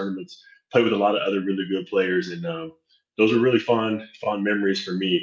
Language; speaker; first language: English; native; English